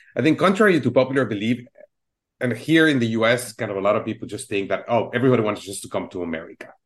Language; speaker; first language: English; non-native, fluent; Spanish